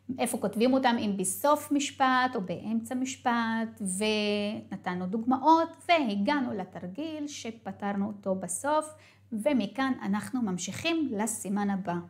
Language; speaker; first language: Hebrew; non-native, local second language; Arabic